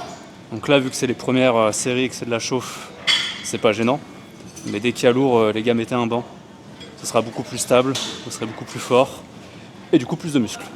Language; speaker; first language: French; native; French